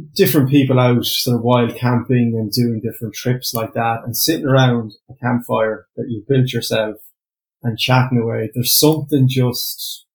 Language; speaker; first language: English; native; English